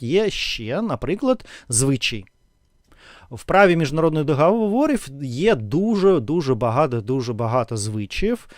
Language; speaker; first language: Ukrainian; non-native, fluent; Russian